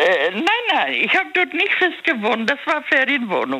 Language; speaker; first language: German; non-native, learner; Czech